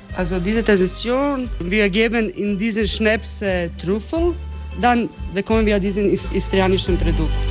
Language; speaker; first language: German; non-native, learner; Croatian